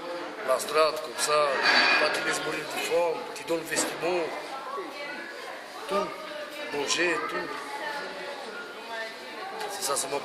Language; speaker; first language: French; non-native, learner; Romanian